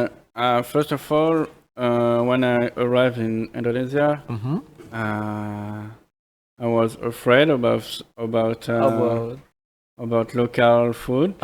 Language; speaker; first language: English; non-native, fluent; French